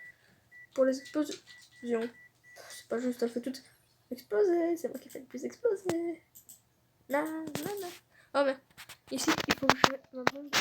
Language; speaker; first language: French; native; French